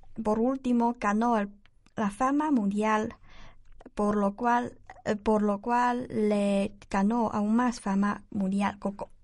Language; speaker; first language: Spanish; non-native, learner; Chinese